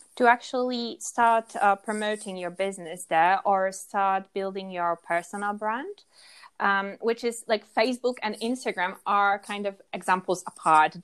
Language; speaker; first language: English; non-native, fluent; Polish